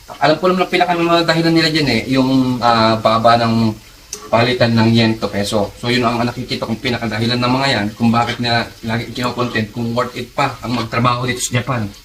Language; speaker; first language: Filipino; native; Filipino